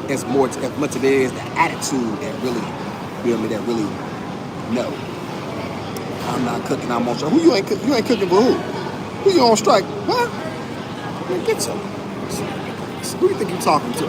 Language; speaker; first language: English; native; English